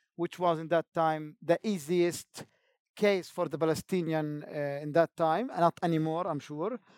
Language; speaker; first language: English; non-native, fluent; Arabic